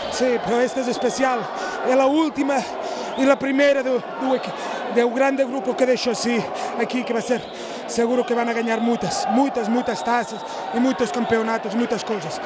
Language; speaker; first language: Portuguese; non-native, fluent; Spanish